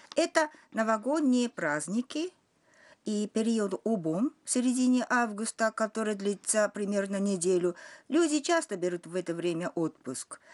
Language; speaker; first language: Russian; non-native, fluent; Japanese